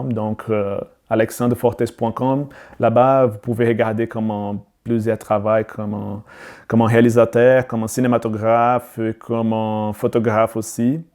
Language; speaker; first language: French; non-native, learner; Portuguese